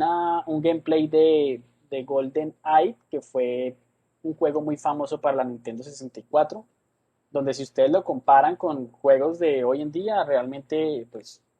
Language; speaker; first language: Spanish; native; Spanish